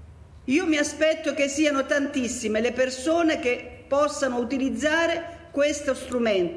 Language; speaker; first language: Italian; native; Italian